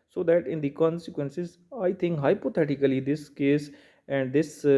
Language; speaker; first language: English; non-native, local second language; Urdu